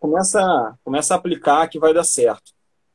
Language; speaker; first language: Portuguese; native; Portuguese